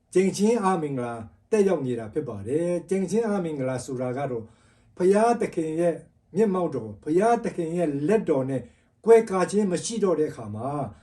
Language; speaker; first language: Burmese; non-native, local second language; Tedim Chin